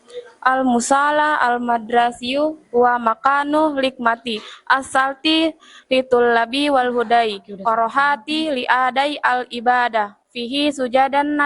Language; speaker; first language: Arabic; non-native, learner; Indonesian